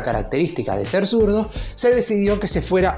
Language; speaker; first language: Spanish; native; Spanish